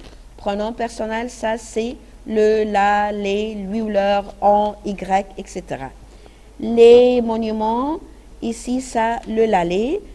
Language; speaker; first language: French; non-native, fluent; Arabic